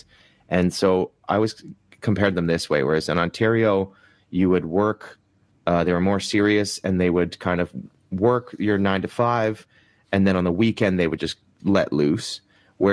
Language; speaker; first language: English; native; English